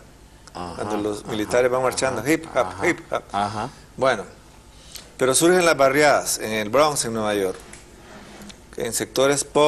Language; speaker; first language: Spanish; native; Spanish